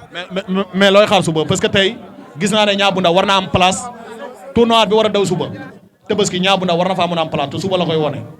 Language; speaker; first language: Wolof; native; Wolof